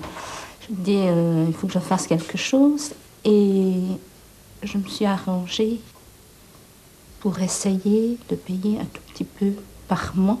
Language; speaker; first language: French; native; French